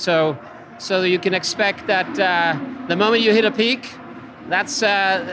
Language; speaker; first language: English; non-native, fluent; Finnish